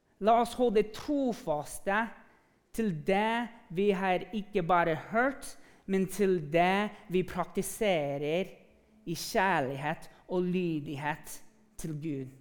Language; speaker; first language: Norwegian; non-native, fluent; English